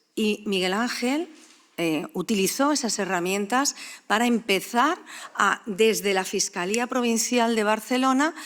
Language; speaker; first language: Spanish; native; Spanish